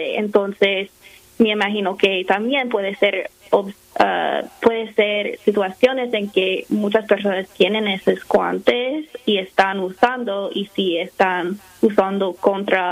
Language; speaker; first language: Spanish; non-native, fluent; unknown